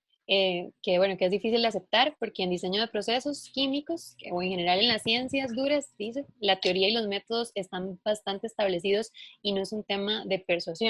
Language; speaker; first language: Spanish; native; Spanish